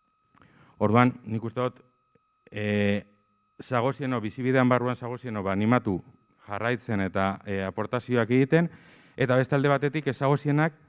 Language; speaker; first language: Basque; native; Basque